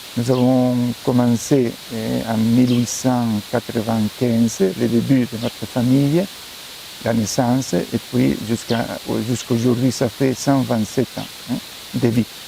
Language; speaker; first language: French; non-native, fluent; Spanish